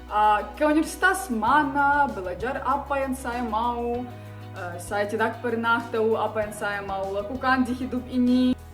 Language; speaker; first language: Indonesian; non-native, learner; Ukrainian